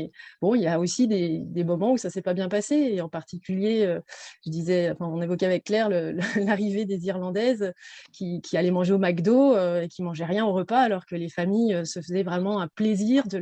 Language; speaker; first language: French; native; French